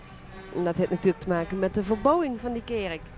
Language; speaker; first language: Dutch; native; Dutch